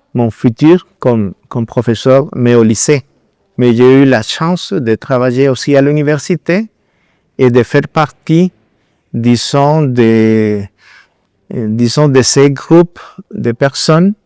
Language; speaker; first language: French; non-native, fluent; Spanish